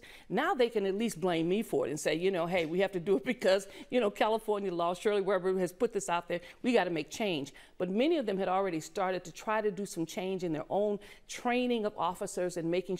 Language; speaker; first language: English; native; English